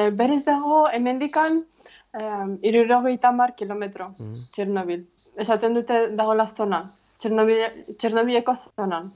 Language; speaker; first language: Basque; non-native, fluent; Ukrainian